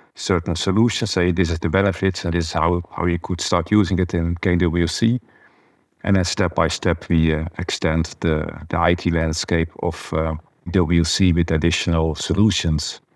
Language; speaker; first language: English; non-native, fluent; Dutch